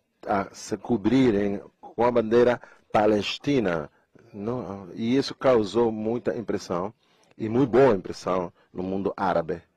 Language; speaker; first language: Portuguese; non-native, fluent; Spanish